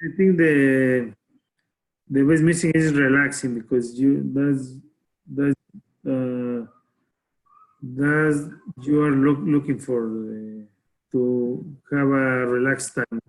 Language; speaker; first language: English; non-native, learner; Spanish